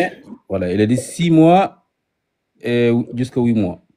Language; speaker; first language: French; non-native, learner; Arabic